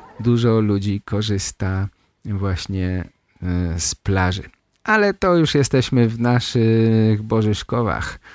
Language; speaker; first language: Polish; native; Polish